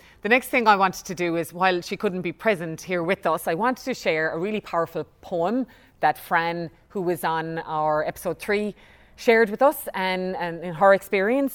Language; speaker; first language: English; native; English